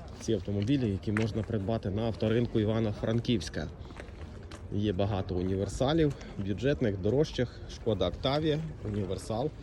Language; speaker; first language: Ukrainian; native; Ukrainian